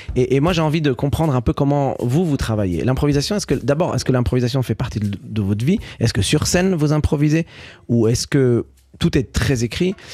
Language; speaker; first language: French; early bilingual, other home language; Arabic